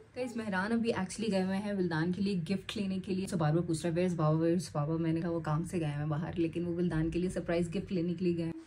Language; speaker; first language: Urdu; native; Urdu